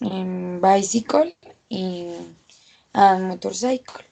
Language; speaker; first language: English; non-native, learner; Spanish